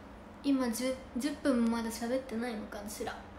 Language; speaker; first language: Japanese; native; Japanese